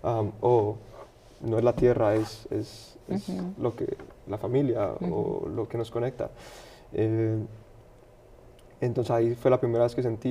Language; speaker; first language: Spanish; early bilingual, heritage; Spanish